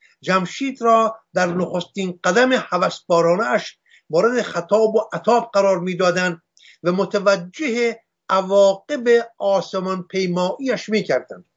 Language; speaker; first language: Persian; non-native, local second language; Armenian